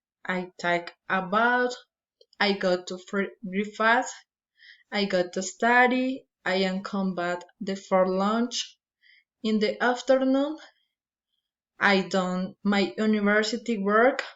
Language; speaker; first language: English; non-native, learner; Spanish